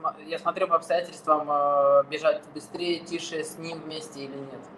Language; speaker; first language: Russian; non-native, fluent; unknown